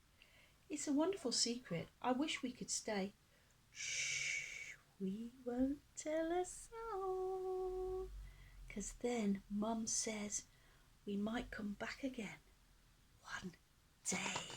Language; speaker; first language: English; native; English